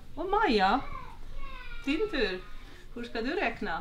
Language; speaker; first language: Swedish; non-native, fluent; Slovenian